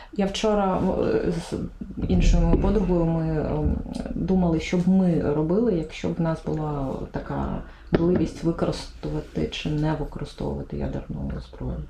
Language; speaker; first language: Ukrainian; non-native, local second language; Russian